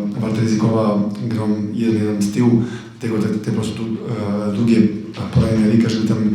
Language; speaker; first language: Polish; non-native, fluent; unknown